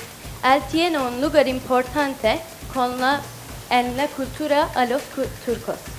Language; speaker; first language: Spanish; non-native, learner; Turkish